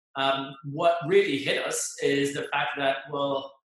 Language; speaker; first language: English; non-native, fluent; French